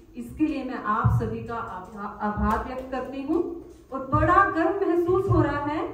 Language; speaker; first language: Hindi; native; Hindi